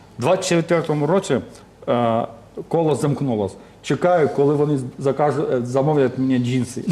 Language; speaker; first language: Ukrainian; non-native, local second language; Russian